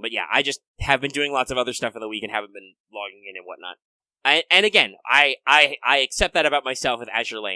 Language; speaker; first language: English; native; English